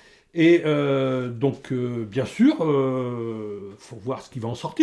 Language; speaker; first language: French; native; French